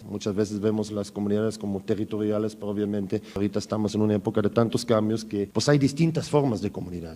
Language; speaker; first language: Spanish; native; Spanish